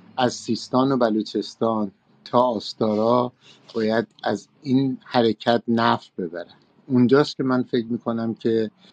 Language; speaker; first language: Persian; native; Persian